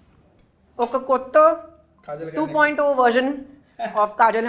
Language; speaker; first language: Telugu; non-native, fluent; Hindi